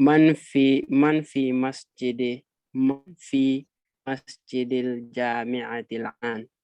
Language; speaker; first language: Arabic; non-native, learner; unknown